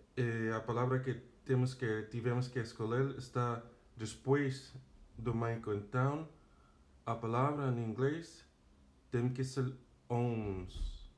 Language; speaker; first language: Portuguese; non-native, fluent; English